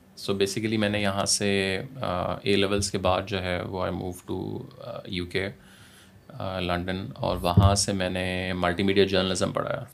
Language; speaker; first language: Urdu; native; Urdu